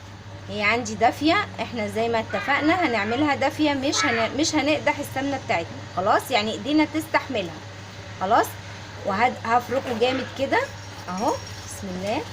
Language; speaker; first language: Arabic; native; Arabic